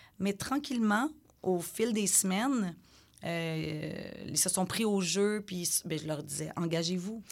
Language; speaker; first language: French; native; French